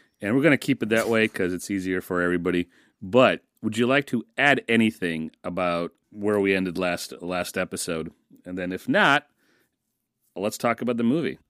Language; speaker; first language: English; early bilingual, other home language; Russian